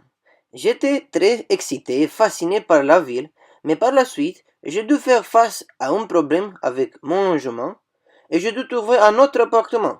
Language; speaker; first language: French; non-native, fluent; Romanian